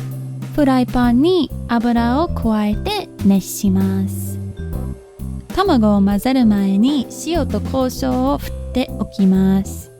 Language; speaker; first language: Japanese; non-native, learner; English